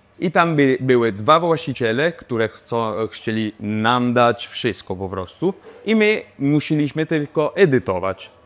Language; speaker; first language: Polish; non-native, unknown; Italian